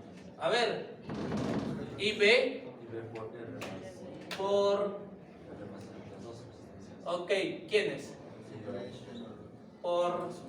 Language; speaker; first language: Spanish; native; Spanish